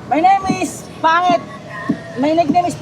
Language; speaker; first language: English; non-native, local second language; Filipino